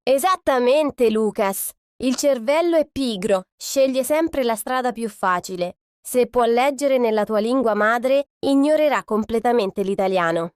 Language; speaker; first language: Italian; non-native, fluent; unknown